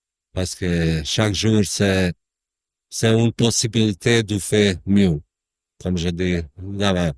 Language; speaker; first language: French; non-native, learner; Croatian